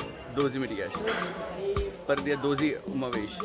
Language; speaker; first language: Portuguese; non-native, learner; Malayalam